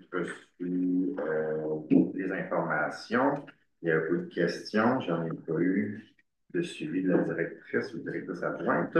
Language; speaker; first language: French; native; French